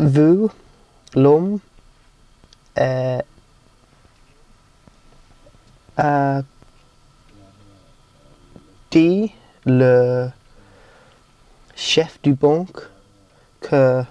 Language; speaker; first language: French; non-native, learner; English